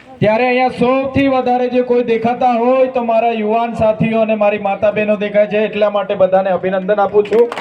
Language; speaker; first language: Gujarati; non-native, local second language; Vasavi